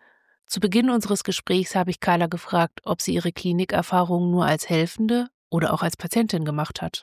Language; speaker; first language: German; native; German